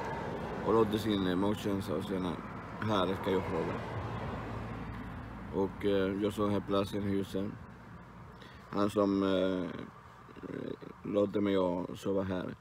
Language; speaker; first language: Swedish; non-native, learner; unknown